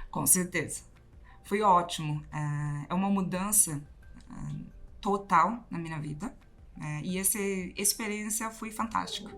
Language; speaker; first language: Portuguese; non-native, fluent; Chinese